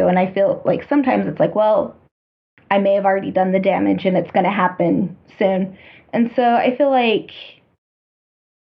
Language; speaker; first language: English; native; English